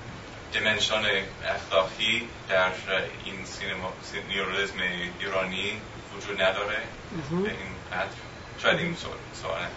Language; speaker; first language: Persian; non-native, fluent; English